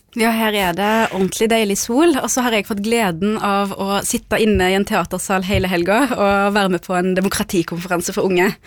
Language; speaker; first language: Norwegian; early bilingual, other home language; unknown